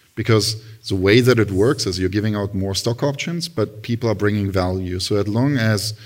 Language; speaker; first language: English; non-native, fluent; German